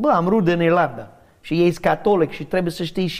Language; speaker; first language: Romanian; non-native, fluent; English